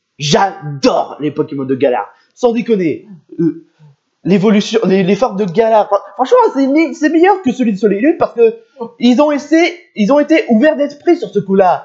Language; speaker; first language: French; native; French